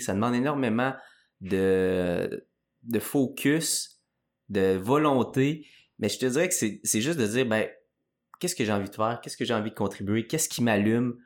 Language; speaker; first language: French; native; French